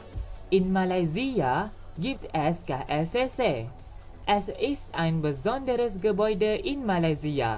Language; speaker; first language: German; non-native, learner; Malay